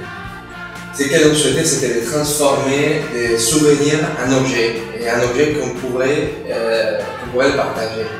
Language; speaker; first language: French; non-native, fluent; Spanish